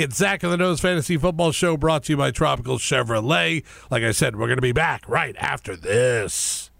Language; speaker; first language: English; native; English